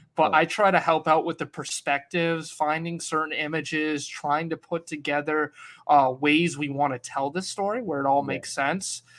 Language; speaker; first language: English; native; English